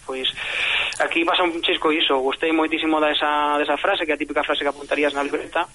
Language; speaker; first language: Galician; non-native, local second language; Spanish